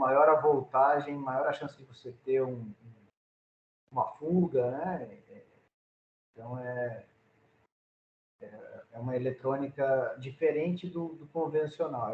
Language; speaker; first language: Portuguese; native; Portuguese